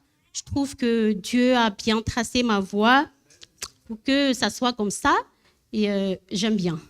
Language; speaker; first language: French; non-native, learner; Malagasy